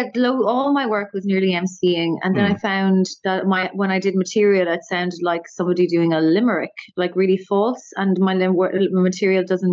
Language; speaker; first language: English; native; English